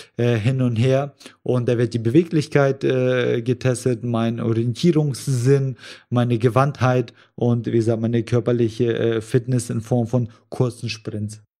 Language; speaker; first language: German; early bilingual, other home language; Russian